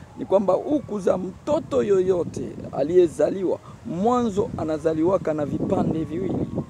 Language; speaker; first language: Swahili; native; Swahili